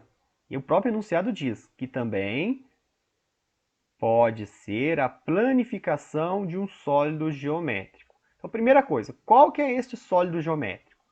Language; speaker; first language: Portuguese; native; Portuguese